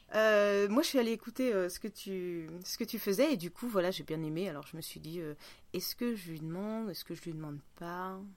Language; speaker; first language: French; non-native, fluent; Russian